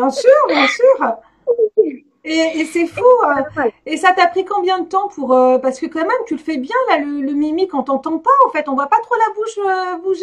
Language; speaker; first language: French; native; French